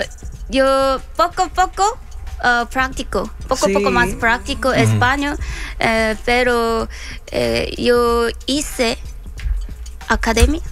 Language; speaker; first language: Spanish; non-native, learner; Korean